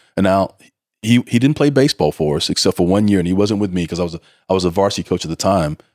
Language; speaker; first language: English; native; English